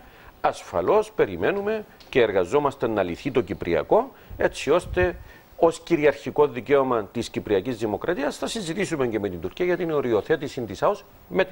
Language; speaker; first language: Greek; native; Greek